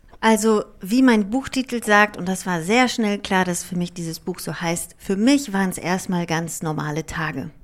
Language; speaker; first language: German; early bilingual, other home language; Greek